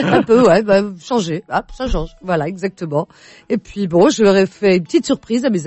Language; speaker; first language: French; native; French